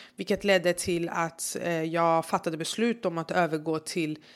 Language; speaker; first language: Swedish; early bilingual, other home language; Persian